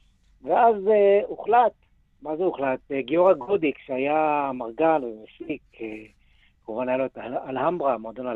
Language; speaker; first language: Hebrew; native; Hebrew